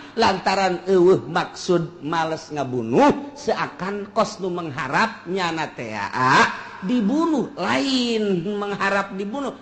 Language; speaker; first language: Sundanese; native; Sundanese